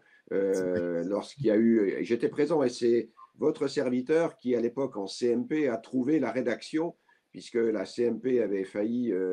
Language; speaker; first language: French; native; French